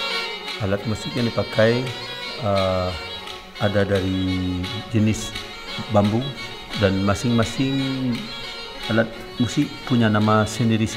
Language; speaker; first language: Indonesian; non-native, local second language; Minangkabau